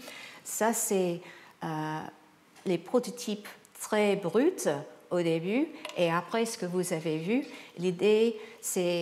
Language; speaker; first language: French; non-native, fluent; English